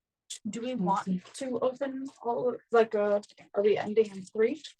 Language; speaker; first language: English; native; English